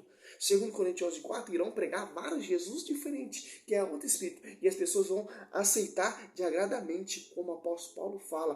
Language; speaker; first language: Portuguese; native; Portuguese